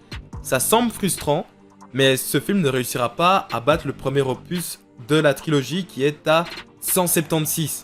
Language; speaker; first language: French; native; French